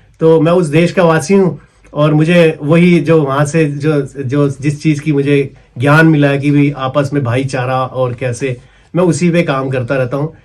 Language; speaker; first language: Hindi; native; Hindi